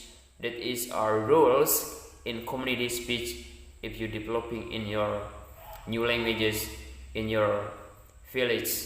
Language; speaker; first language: English; non-native, learner; Indonesian